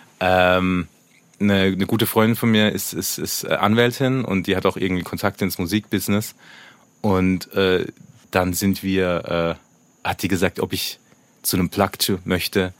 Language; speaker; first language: German; native; German